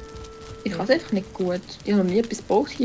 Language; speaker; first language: German; native; German